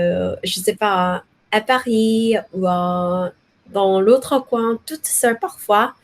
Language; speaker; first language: French; non-native, learner; Korean